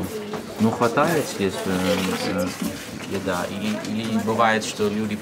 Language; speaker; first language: Russian; non-native, learner; Dutch